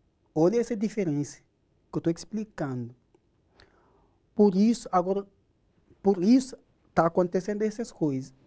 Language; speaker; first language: Portuguese; non-native, learner; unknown